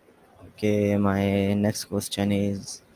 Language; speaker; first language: English; non-native, learner; Urdu